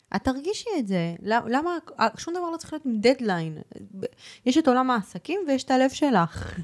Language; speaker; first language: Hebrew; early bilingual, other home language; Spanish